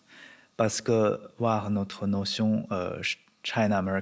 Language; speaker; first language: French; non-native, learner; Chinese